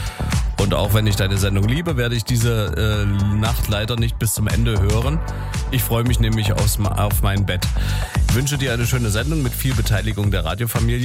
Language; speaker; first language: German; native; German